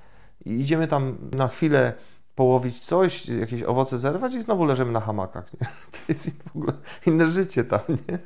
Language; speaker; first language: Polish; native; Polish